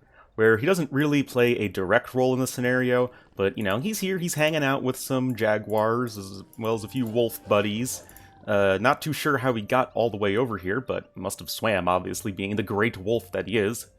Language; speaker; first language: English; native; English